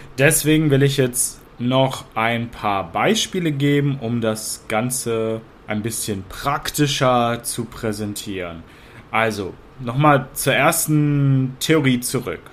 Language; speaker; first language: German; native; German